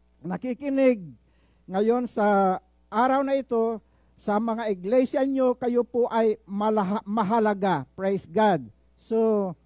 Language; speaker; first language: Filipino; non-native, local second language; Iloko